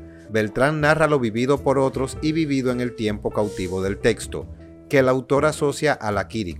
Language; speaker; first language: Spanish; native; Spanish